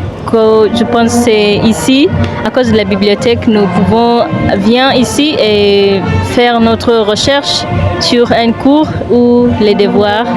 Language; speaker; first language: French; non-native, fluent; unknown